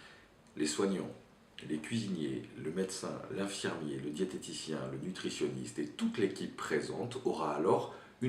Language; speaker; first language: French; native; French